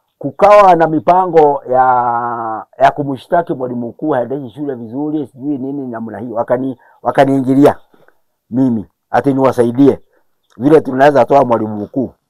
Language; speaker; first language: Swahili; non-native, local second language; Kikuyu